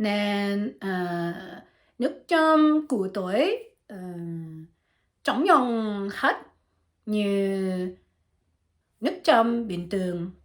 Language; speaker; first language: Vietnamese; non-native, learner; French